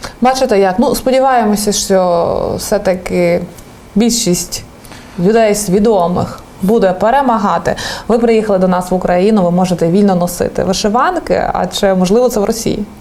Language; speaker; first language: Ukrainian; native; Ukrainian